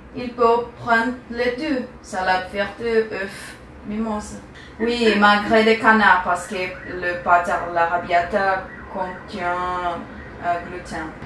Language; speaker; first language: French; non-native, learner; Portuguese